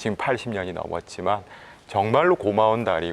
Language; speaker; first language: Korean; native; Korean